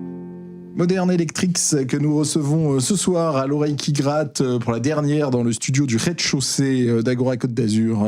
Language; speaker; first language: French; native; French